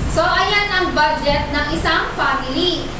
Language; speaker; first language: Filipino; native; Filipino